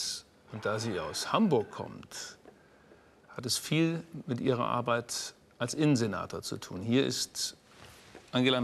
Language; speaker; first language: German; native; German